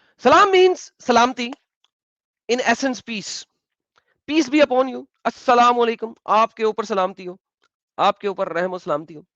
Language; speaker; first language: Urdu; native; Urdu